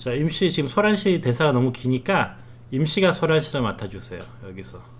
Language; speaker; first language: Korean; native; Korean